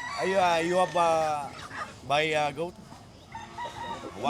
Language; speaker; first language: English; non-native, learner; Hiligaynon